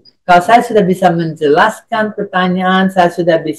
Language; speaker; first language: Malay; non-native, fluent; English